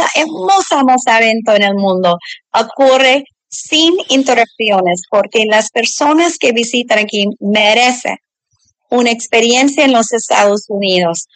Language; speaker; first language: Spanish; early bilingual, other home language; English